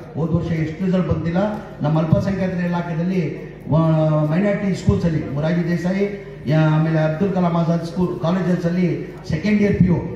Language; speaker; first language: Kannada; non-native, local second language; Urdu